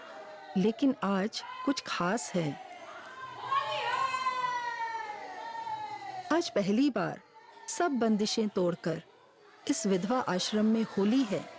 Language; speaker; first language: Hindi; native; Hindi